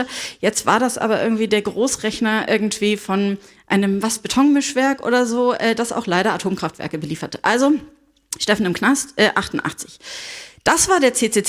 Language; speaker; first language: German; native; German